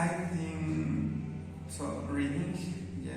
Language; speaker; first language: English; non-native, learner; Spanish